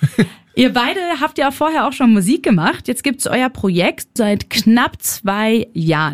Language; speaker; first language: German; native; German